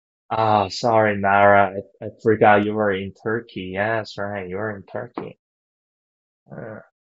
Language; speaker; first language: English; non-native, fluent; Korean